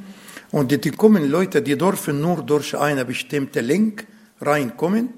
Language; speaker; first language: German; non-native, learner; Arabic